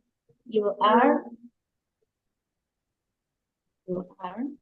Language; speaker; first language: English; non-native, learner; Indonesian